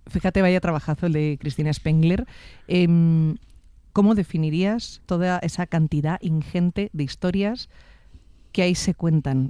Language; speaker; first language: Spanish; native; Spanish